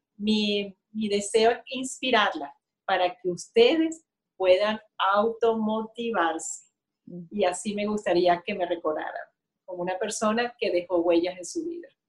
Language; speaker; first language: Spanish; native; Spanish